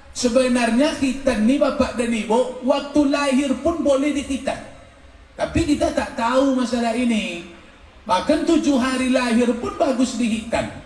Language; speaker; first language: Malay; native; Malay